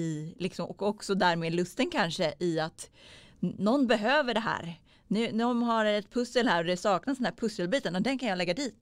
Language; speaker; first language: Swedish; native; Swedish